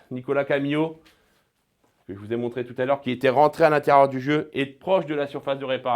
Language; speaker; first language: French; native; French